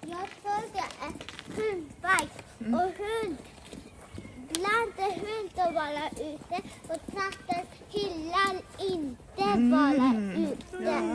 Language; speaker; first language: Swedish; early bilingual, other home language; Mongolian